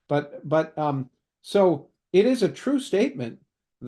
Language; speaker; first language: English; native; English